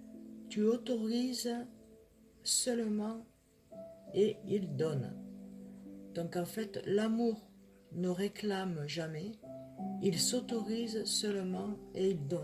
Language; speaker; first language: French; native; French